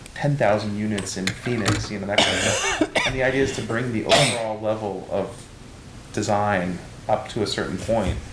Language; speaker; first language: English; native; English